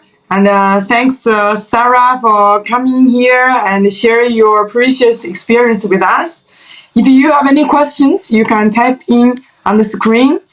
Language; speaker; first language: English; non-native, fluent; Chinese